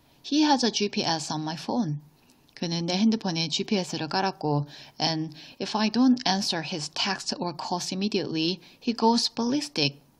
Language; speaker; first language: English; non-native, fluent; Korean